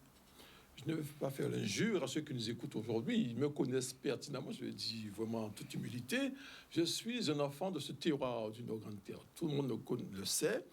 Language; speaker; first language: French; native; French